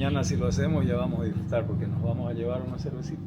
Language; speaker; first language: Spanish; native; Spanish